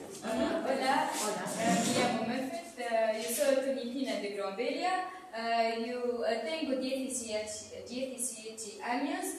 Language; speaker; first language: Spanish; non-native, learner; Arabic